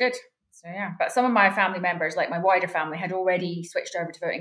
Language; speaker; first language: English; native; English